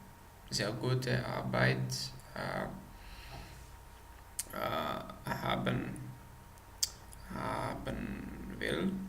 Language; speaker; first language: German; non-native, learner; Czech